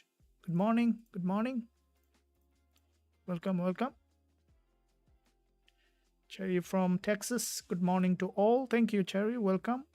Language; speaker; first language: English; non-native, fluent; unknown